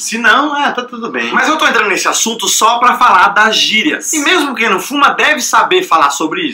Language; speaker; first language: Portuguese; native; Portuguese